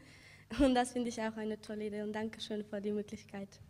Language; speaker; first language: German; non-native, learner; Spanish